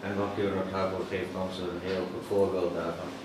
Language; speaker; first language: Dutch; native; Dutch